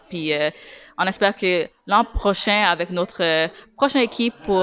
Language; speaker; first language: French; native; French